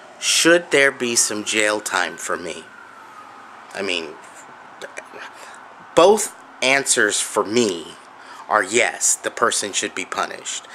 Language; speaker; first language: English; native; English